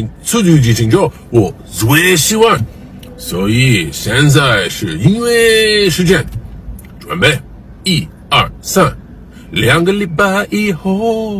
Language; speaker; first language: Chinese; non-native, learner; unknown